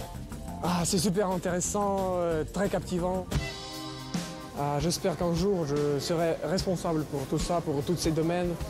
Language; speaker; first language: French; non-native, fluent; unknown